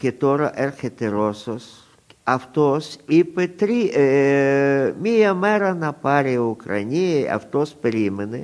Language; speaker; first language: Greek; non-native, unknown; Russian